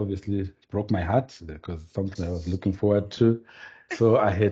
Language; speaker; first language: English; non-native, local second language; Shona